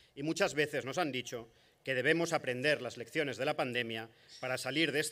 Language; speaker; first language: Spanish; non-native, local second language; Catalan